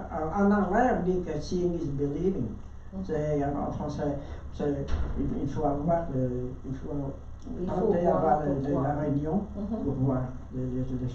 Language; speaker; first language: French; non-native, learner; Vietnamese